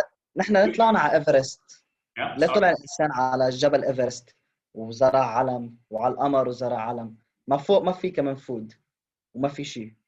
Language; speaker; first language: Arabic; native; Arabic